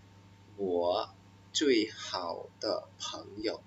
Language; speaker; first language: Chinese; non-native, fluent; Khmer